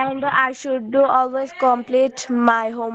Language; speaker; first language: English; non-native, learner; Bangla